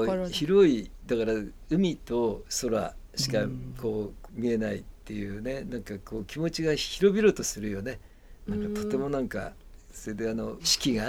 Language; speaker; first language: Japanese; native; Japanese